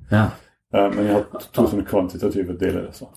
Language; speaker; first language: Norwegian; non-native, fluent; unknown